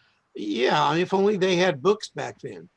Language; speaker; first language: English; native; English